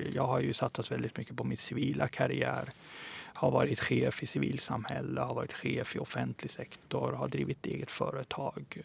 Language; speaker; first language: Swedish; early bilingual, other home language; Persian